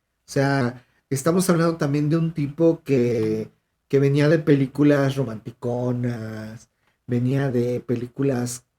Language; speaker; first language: Spanish; native; Spanish